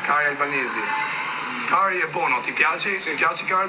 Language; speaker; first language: Italian; non-native, learner; Albanian